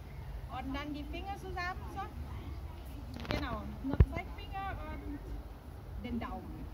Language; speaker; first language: German; non-native, fluent; Thai